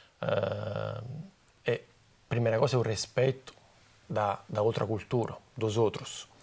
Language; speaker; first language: Portuguese; non-native, fluent; Italian